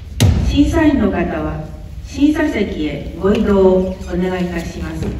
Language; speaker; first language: Japanese; native; Japanese